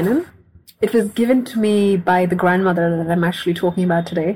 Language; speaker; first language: English; non-native, local second language; Tamil